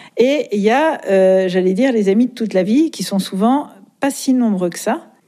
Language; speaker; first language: French; native; French